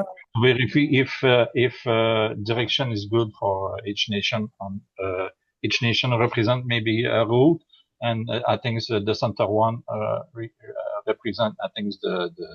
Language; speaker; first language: English; non-native, learner; French